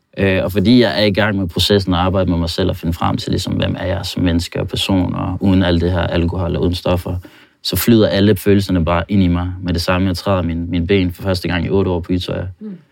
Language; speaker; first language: Danish; non-native, fluent; Norwegian